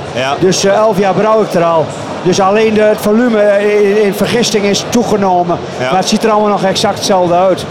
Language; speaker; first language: Dutch; native; Dutch